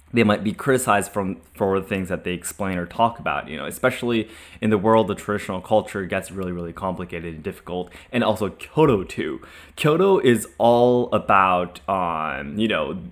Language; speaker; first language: English; non-native, fluent; Japanese